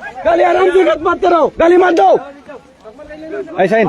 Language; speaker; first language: Hindi; non-native, learner; Bangla